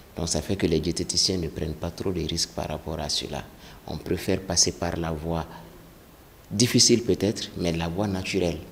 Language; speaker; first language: French; non-native, local second language; Bambara